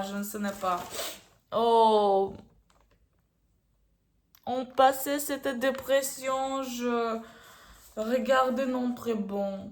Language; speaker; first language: French; non-native, learner; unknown